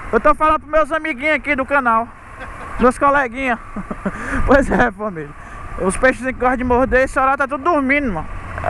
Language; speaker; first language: Portuguese; native; Portuguese